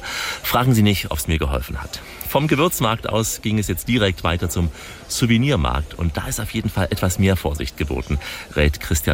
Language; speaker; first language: German; native; German